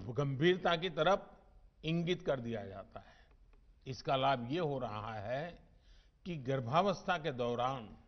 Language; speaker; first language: Hindi; non-native, local second language; Gujarati